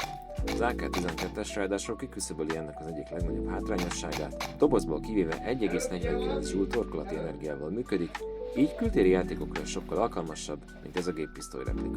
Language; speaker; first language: Hungarian; native; Hungarian